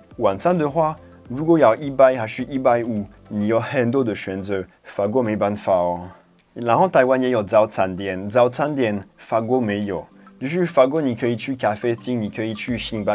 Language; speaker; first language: Chinese; non-native, fluent; French